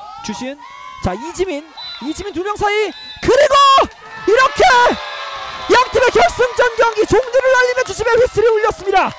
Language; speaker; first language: Korean; native; Korean